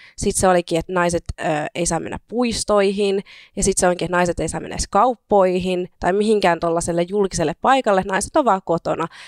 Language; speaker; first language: Finnish; native; Finnish